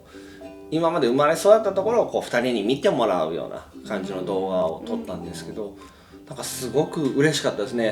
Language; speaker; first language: Japanese; native; Japanese